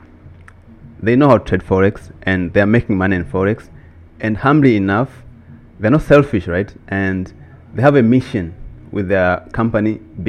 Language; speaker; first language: English; non-native, local second language; Swahili